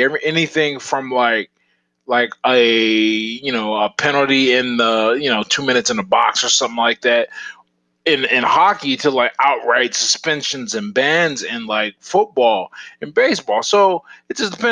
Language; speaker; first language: English; native; English